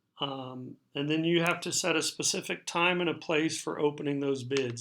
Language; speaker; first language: English; native; English